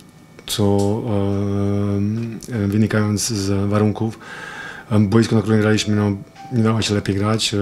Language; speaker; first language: Polish; non-native, fluent; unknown